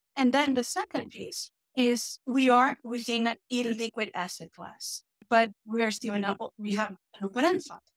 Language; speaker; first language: English; non-native, fluent; Portuguese